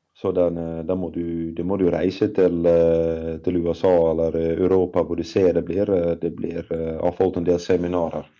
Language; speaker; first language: Norwegian; non-native, fluent; Dutch